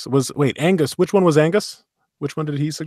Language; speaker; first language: English; native; English